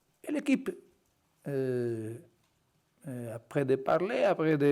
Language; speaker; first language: French; non-native, learner; Spanish